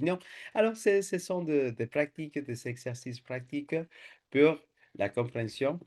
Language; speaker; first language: French; non-native, fluent; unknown